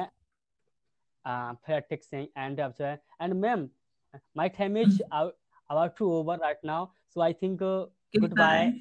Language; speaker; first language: English; non-native, learner; Hindi